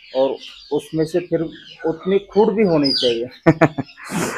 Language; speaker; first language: Hindi; non-native, local second language; Marathi